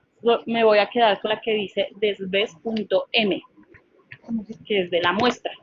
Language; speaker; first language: Spanish; native; Spanish